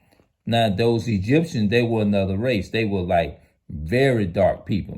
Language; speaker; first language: English; native; English